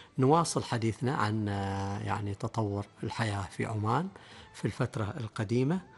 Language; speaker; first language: Arabic; native; Arabic